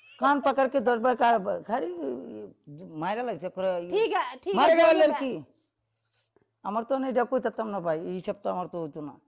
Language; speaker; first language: Hindi; non-native, learner; Bangla